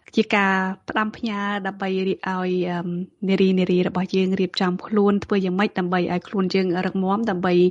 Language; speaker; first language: Khmer; native; Khmer